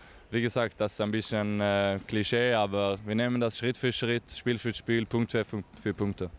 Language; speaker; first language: German; non-native, learner; Swedish